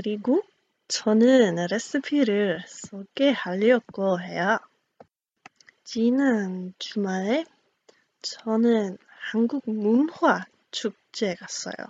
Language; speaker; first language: Korean; non-native, learner; English